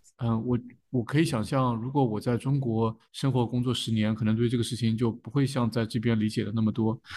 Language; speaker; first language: Chinese; native; Chinese